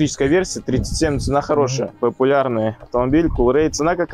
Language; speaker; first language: Russian; native; Russian